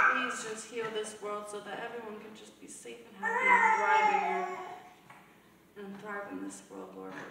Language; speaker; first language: English; early bilingual, other home language; Spanish